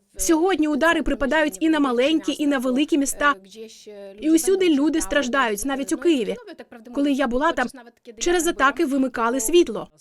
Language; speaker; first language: Ukrainian; native; Ukrainian